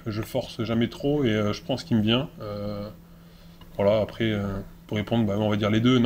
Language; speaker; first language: French; native; French